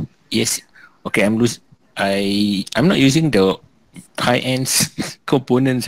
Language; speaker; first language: English; non-native, local second language; Malay